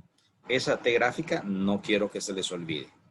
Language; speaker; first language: Spanish; native; Spanish